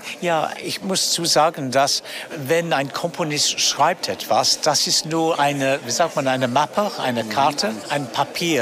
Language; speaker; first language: German; non-native, fluent; English